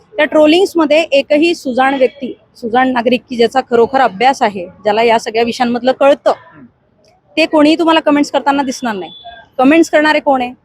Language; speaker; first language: Marathi; non-native, local second language; Hindi